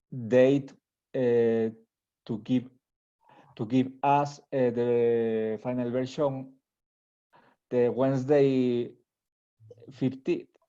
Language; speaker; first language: English; non-native, learner; Spanish